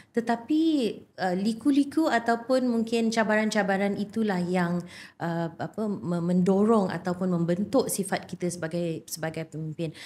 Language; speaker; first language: Malay; native; Malay